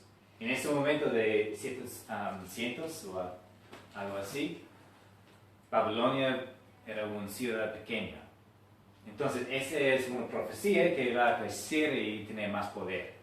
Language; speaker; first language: Spanish; non-native, fluent; English